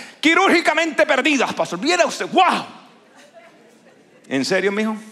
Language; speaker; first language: Spanish; native; Spanish